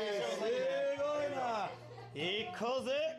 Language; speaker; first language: Japanese; non-native, learner; English